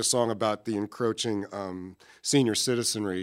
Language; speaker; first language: English; native; English